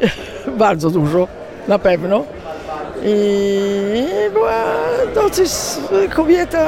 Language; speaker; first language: Polish; early bilingual, heritage; Italian